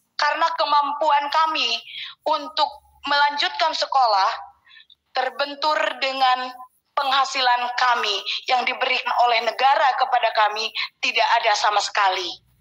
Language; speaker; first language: Indonesian; non-native, local second language; Sundanese